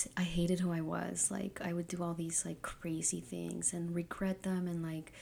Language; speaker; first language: English; early bilingual, other home language; Spanish